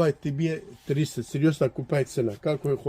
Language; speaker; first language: Russian; non-native, learner; Turkish